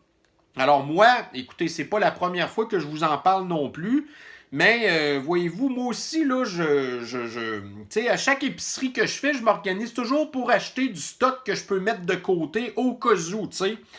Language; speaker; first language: French; native; French